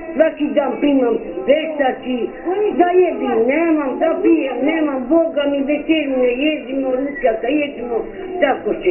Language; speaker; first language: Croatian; non-native, local second language; Romany